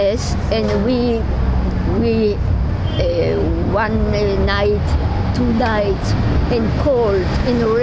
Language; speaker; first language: English; non-native, learner; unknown